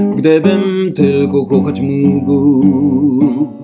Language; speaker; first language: Polish; non-native, learner; Danish